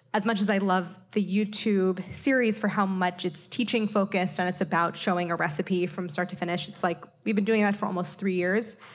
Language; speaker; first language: English; native; English